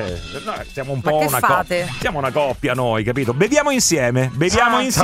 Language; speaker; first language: Italian; native; Italian